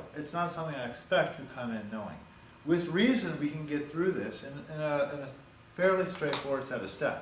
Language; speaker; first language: English; native; English